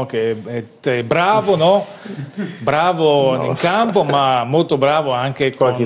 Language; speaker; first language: Italian; native; Italian